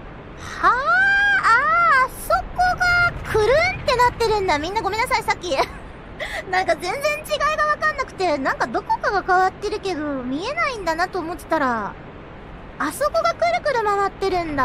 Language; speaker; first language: Japanese; native; Japanese